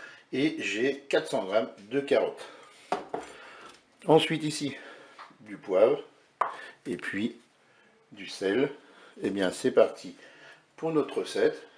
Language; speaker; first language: French; native; French